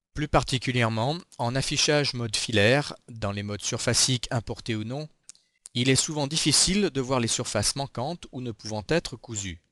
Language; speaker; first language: French; native; French